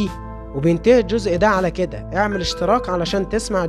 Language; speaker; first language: Arabic; native; Arabic